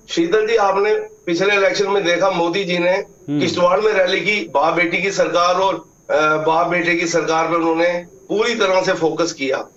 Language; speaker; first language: Hindi; native; Hindi